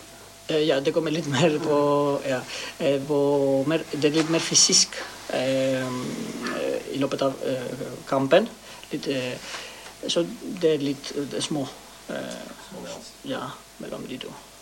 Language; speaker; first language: Norwegian; non-native, learner; Greek